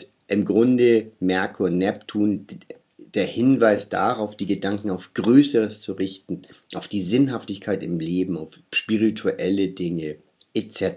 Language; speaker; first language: German; native; German